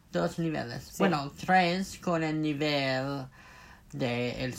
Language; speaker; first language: Spanish; non-native, fluent; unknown